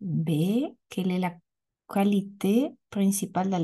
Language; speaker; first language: French; non-native, learner; Spanish